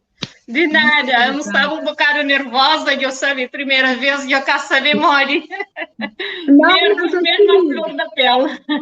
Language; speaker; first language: Portuguese; non-native, local second language; Kabuverdianu